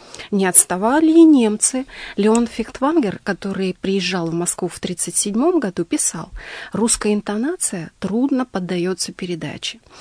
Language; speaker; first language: Russian; native; Russian